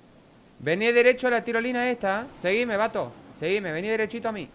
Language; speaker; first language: Spanish; native; Spanish